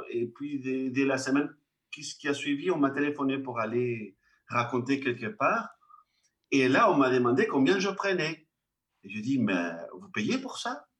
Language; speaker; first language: French; non-native, fluent; Spanish